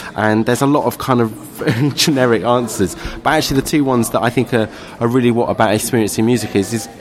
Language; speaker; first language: English; native; English